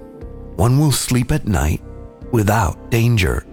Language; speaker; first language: English; native; English